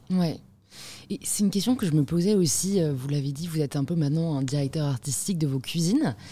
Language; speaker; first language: French; native; French